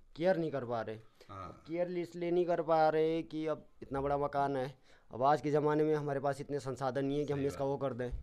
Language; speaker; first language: Hindi; non-native, local second language; Garhwali